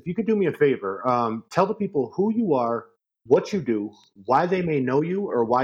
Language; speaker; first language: English; native; English